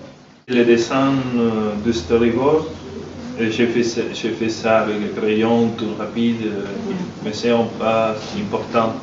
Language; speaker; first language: French; non-native, fluent; Spanish